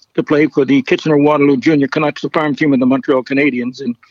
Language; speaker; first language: English; native; English